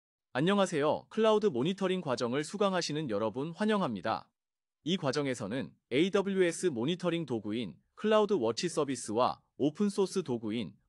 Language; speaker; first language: Korean; native; Korean